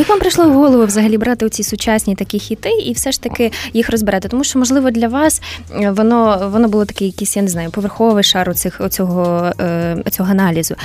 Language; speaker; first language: Ukrainian; native; Ukrainian